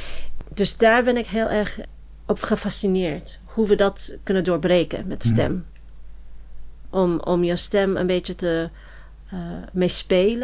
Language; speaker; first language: Dutch; non-native, fluent; English